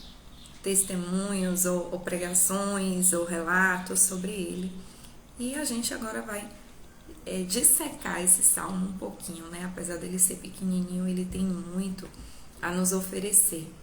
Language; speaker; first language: Portuguese; native; Portuguese